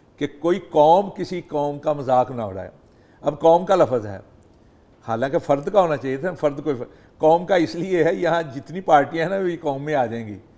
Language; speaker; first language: Urdu; non-native, local second language; Punjabi